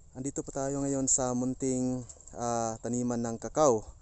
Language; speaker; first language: Filipino; non-native, local second language; Cebuano